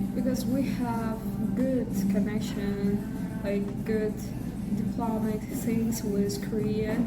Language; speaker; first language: English; non-native, learner; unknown